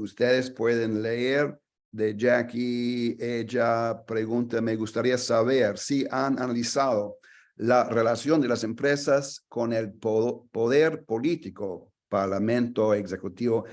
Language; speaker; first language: Spanish; non-native, fluent; English